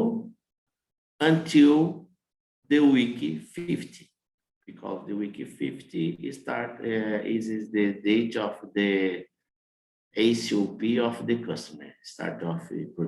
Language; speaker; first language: English; non-native, learner; Portuguese